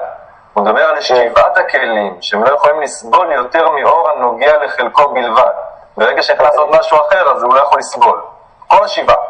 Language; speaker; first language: Hebrew; native; Hebrew